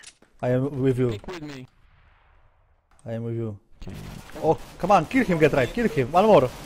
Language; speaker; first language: English; non-native, learner; Polish